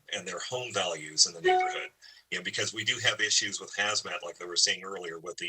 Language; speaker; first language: English; native; English